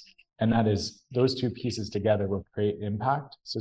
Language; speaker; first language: English; native; English